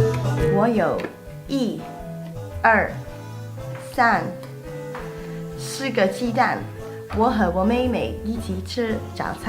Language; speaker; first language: Chinese; non-native, learner; Cantonese